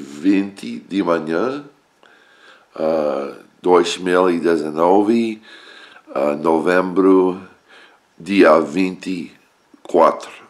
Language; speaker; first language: Portuguese; non-native, learner; English